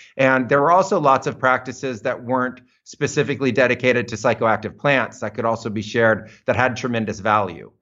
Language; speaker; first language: English; native; English